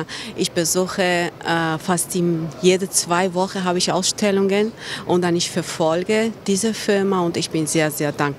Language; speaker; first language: German; non-native, fluent; Georgian